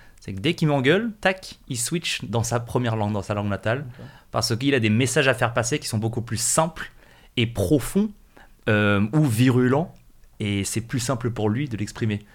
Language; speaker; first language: French; native; French